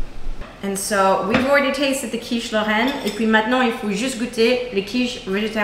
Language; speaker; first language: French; early bilingual, heritage; English